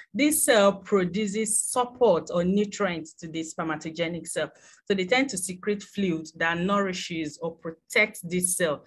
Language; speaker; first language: English; non-native, local second language; Yoruba